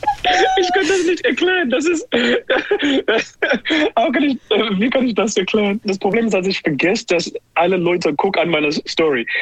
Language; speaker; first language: German; non-native, learner; English